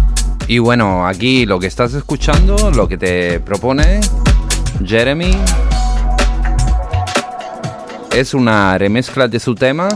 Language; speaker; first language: Spanish; non-native, fluent; Italian